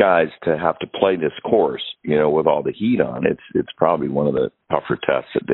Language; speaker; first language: English; native; English